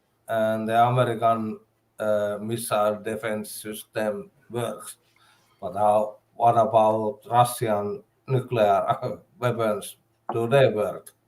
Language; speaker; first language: English; non-native, learner; Finnish